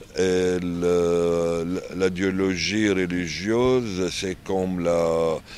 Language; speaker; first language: French; non-native, learner; Arabic